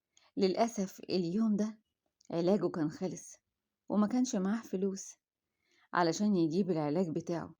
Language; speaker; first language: Arabic; native; Arabic